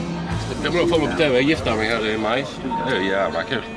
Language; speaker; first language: Norwegian; native; Norwegian